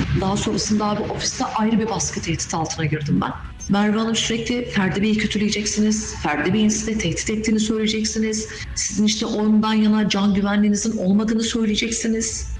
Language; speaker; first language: Turkish; native; Turkish